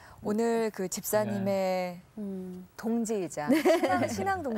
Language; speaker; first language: Korean; native; Korean